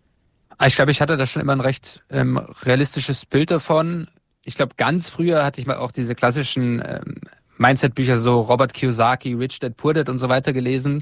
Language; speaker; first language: German; native; German